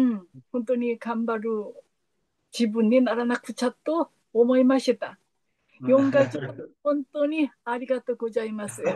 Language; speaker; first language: Japanese; non-native, fluent; Korean